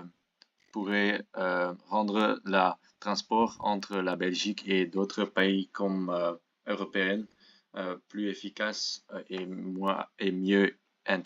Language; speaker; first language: French; non-native, local second language; Dutch